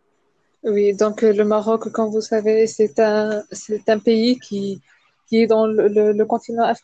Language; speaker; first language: French; non-native, local second language; Arabic